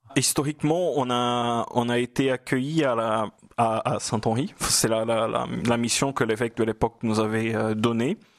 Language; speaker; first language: French; non-native, fluent; Portuguese